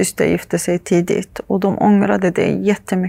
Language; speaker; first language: Swedish; early bilingual, other home language; Arabic